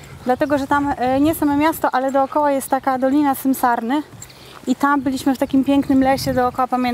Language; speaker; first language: Polish; native; Polish